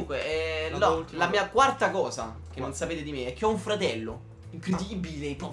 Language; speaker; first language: Italian; native; Italian